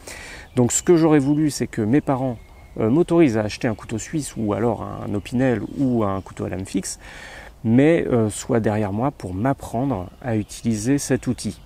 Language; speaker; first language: French; native; French